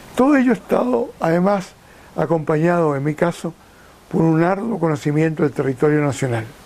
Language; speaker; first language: Spanish; native; Spanish